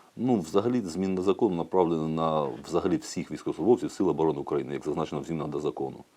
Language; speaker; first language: Ukrainian; native; Ukrainian